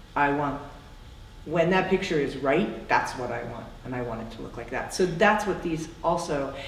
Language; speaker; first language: English; native; English